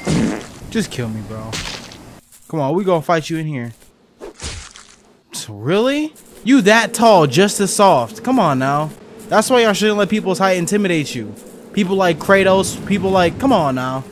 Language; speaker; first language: English; native; English